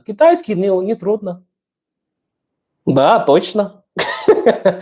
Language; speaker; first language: Russian; non-native, learner; English